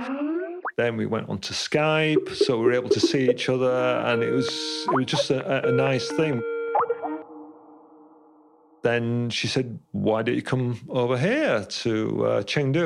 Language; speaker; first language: English; native; English